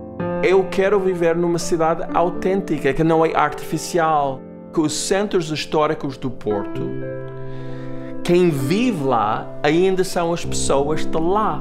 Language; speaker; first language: Portuguese; non-native, fluent; English